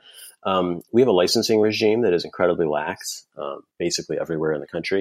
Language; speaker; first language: English; native; English